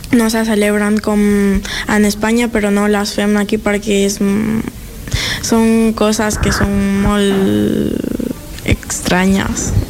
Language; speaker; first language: Catalan; early bilingual, other home language; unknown